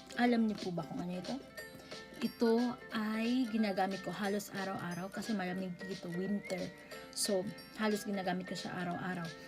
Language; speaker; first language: Filipino; non-native, local second language; Cebuano